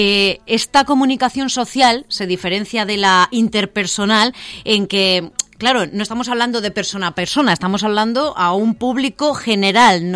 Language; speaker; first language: Spanish; native; Spanish